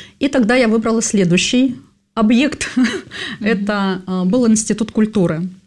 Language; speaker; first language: Russian; native; Russian